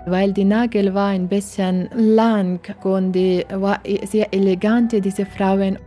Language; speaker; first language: German; non-native, learner; Persian